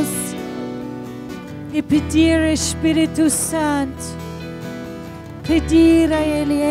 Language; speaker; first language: Portuguese; non-native, fluent; English